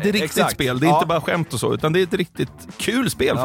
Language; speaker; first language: Swedish; native; Swedish